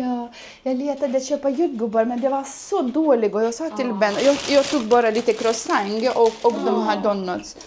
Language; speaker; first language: Swedish; non-native, learner; Lithuanian